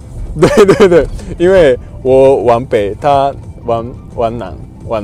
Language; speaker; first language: Chinese; non-native, learner; Japanese